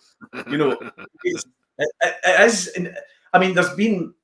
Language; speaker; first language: English; native; English